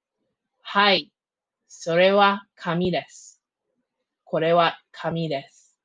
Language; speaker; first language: Japanese; non-native, fluent; English